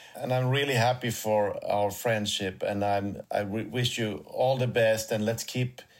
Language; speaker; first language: English; non-native, fluent; Swedish